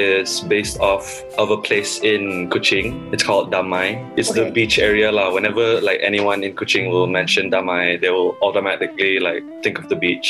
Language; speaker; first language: English; non-native, local second language; Malay